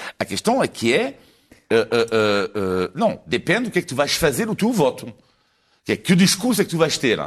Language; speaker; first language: Portuguese; non-native, fluent; French